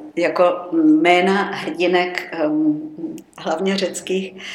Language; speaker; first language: Czech; native; Czech